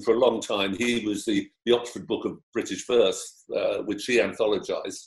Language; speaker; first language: English; native; English